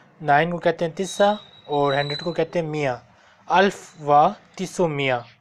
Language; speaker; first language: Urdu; non-native, local second language; Punjabi